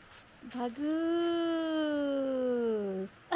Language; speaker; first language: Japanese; non-native, learner; Indonesian